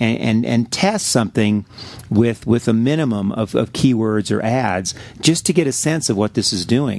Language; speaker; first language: English; native; English